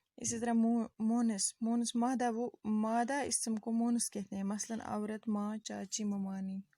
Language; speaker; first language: Urdu; non-native, local second language; Kashmiri